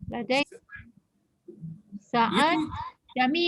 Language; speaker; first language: Arabic; non-native, learner; Malay